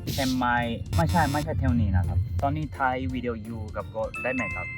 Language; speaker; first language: Thai; non-native, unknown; Japanese